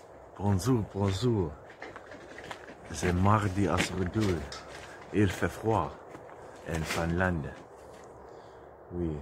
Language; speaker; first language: French; non-native, learner; Finnish